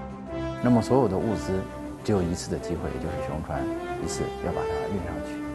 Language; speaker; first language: Chinese; native; Chinese